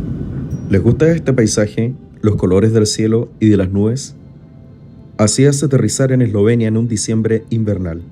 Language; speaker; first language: Spanish; native; Spanish